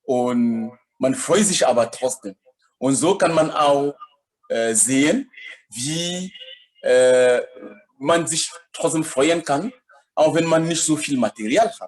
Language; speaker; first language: German; non-native, fluent; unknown